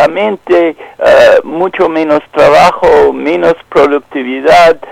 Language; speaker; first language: Spanish; non-native, fluent; English